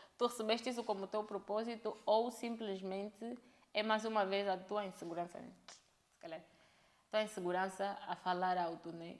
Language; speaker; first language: Portuguese; native; Portuguese